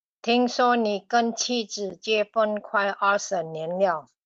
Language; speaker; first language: Chinese; non-native, learner; Indonesian